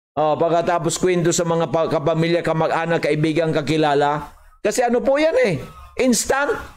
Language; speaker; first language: Filipino; non-native, local second language; Bikol